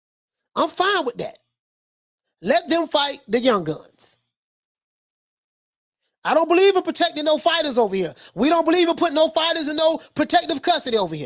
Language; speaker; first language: English; native; English